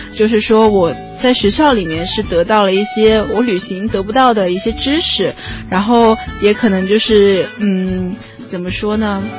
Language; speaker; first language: Chinese; non-native, local second language; Cantonese